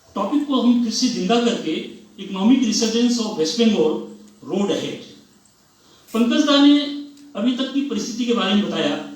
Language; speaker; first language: Hindi; non-native, local second language; Bangla